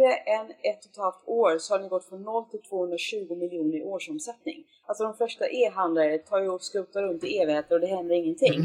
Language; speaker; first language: Swedish; native; Swedish